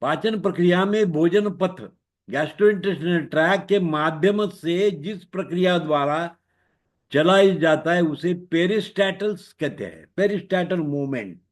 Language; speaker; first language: Hindi; non-native, local second language; Marathi